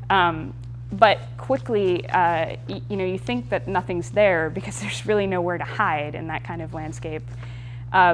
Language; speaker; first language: English; native; English